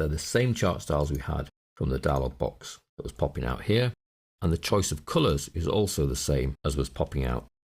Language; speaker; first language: English; native; English